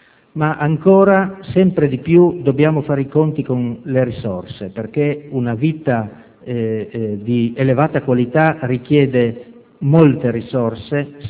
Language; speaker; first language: Italian; native; Italian